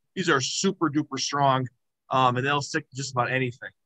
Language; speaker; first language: English; native; English